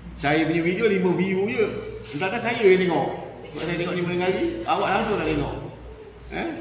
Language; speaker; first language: Malay; native; Malay